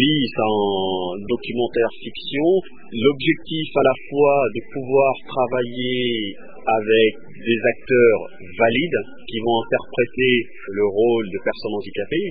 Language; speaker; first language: French; early bilingual, other home language; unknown